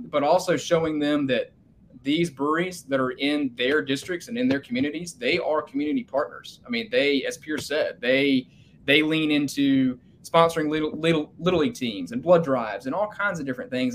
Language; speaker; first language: English; native; English